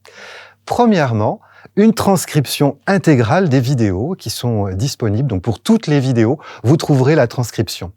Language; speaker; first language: French; native; French